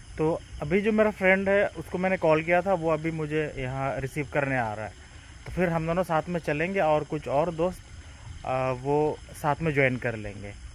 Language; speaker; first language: Hindi; native; Hindi